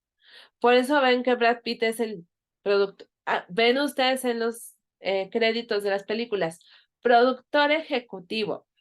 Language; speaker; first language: Spanish; native; Spanish